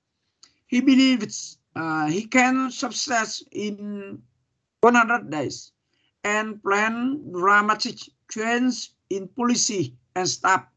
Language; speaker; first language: English; non-native, learner; Vietnamese